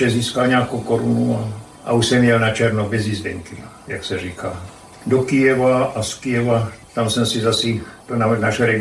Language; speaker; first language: Czech; non-native, local second language; German